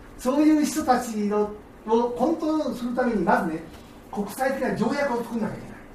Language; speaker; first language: Japanese; native; Japanese